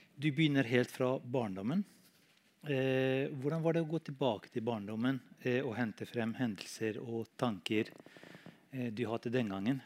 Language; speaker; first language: Norwegian; non-native, fluent; Albanian